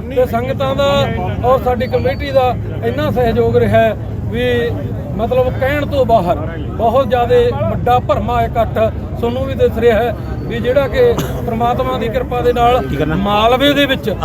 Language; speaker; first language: Punjabi; native; Punjabi